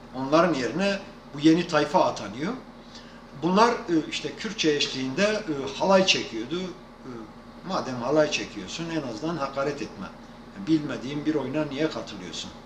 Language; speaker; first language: Turkish; non-native, local second language; Kurdish